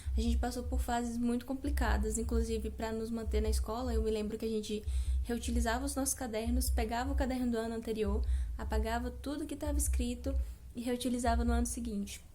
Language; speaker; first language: Portuguese; native; Portuguese